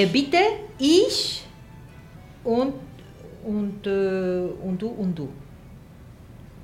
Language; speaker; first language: German; non-native, learner; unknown